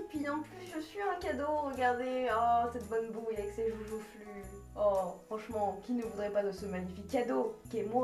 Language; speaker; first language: French; native; French